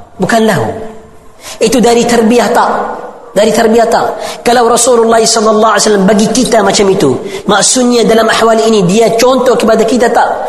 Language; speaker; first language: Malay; non-native, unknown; Arabic